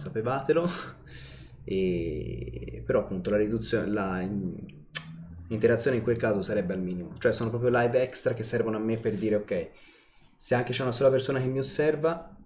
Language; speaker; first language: Italian; native; Italian